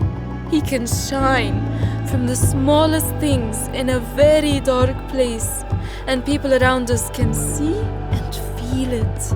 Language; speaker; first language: English; non-native, fluent; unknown